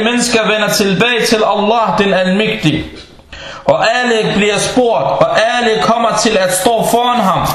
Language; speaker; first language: Danish; non-native, fluent; Arabic